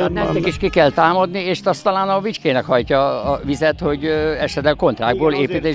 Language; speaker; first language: Hungarian; native; Hungarian